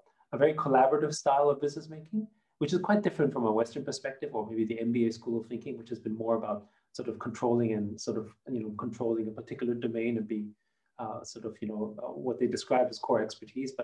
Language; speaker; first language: English; non-native, fluent; German